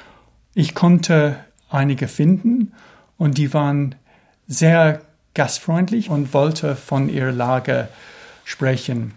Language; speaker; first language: German; non-native, fluent; English